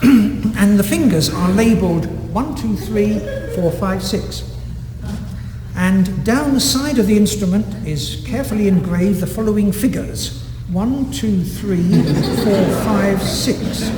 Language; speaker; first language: English; native; English